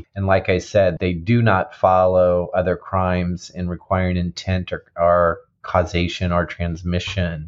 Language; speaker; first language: English; native; English